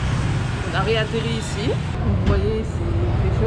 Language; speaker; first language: French; native; French